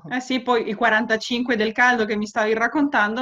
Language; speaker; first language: Italian; non-native, fluent; Spanish